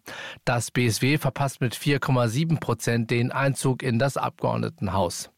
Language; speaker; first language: German; native; German